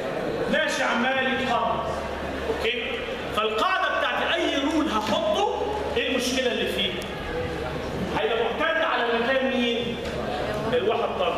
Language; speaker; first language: Arabic; native; Arabic